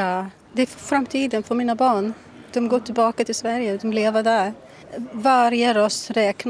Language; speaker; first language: Swedish; non-native, fluent; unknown